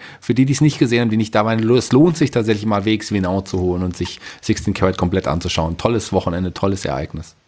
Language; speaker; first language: German; native; German